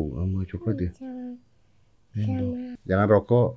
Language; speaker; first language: Indonesian; native; Indonesian